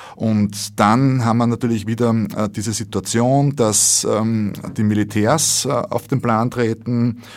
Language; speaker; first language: German; native; German